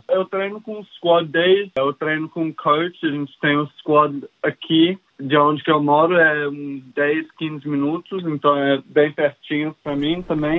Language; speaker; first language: Portuguese; early bilingual, heritage; English